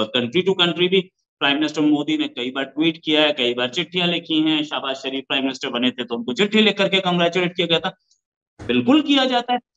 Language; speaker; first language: Hindi; native; Hindi